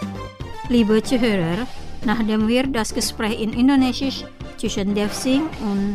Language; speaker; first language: German; non-native, fluent; Indonesian